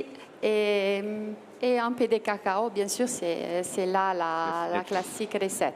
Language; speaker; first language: French; non-native, learner; Italian